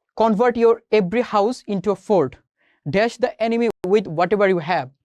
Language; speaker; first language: English; non-native, local second language; Bangla